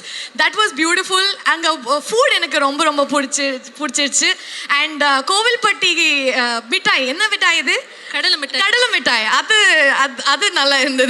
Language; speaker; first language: Tamil; non-native, local second language; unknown